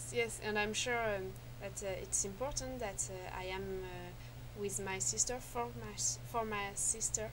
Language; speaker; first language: English; non-native, learner; French